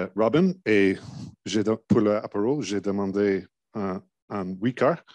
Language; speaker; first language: French; non-native, learner; English